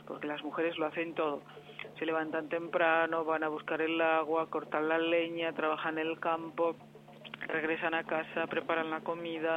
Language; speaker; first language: Spanish; native; Spanish